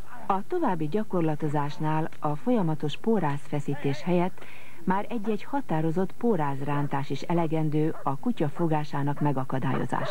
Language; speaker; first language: Hungarian; native; Hungarian